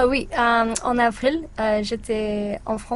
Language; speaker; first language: French; non-native, learner; English